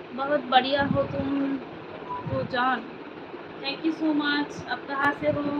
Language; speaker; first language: Hindi; non-native, local second language; Bangla